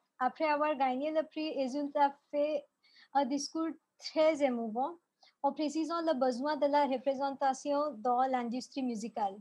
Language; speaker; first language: French; non-native, fluent; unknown